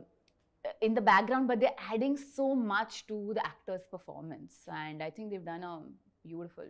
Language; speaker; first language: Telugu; non-native, learner; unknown